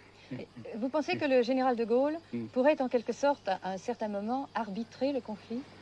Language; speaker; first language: French; native; French